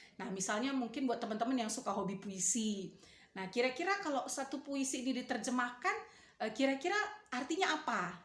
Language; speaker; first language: Indonesian; native; Indonesian